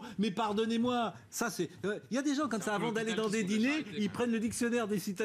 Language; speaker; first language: French; native; French